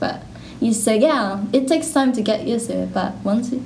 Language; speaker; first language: English; non-native, learner; Japanese